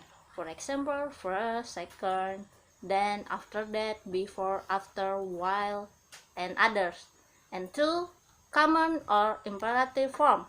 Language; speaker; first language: English; non-native, learner; Indonesian